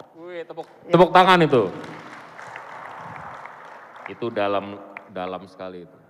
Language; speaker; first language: Indonesian; native; Indonesian